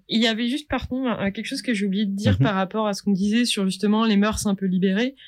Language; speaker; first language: French; native; French